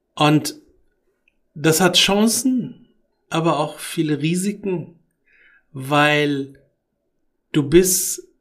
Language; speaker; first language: German; early bilingual, other home language; Arabic